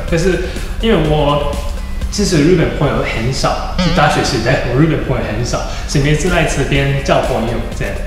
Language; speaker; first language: Chinese; non-native, fluent; Japanese